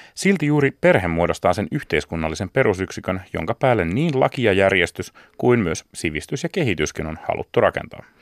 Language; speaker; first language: Finnish; native; Finnish